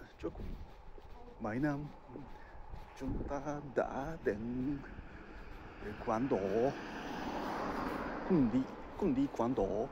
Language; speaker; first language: Vietnamese; non-native, learner; Japanese